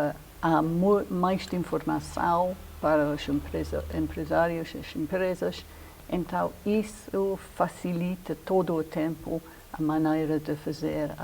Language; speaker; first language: Portuguese; non-native, fluent; English